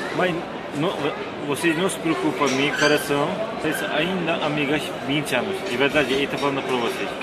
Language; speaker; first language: Portuguese; non-native, learner; Turkish